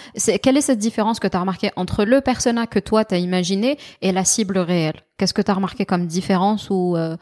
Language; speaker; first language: French; non-native, local second language; Arabic